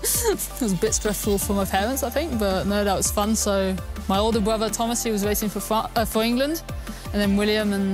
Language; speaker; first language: English; early bilingual, heritage; English